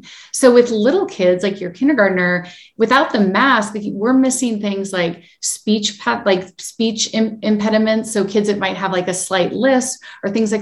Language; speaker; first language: English; native; English